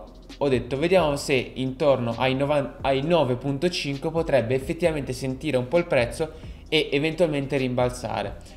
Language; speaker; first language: Italian; native; Italian